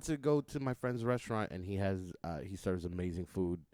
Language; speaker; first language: English; native; English